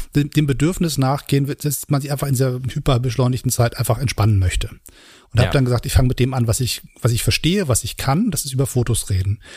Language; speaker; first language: German; native; German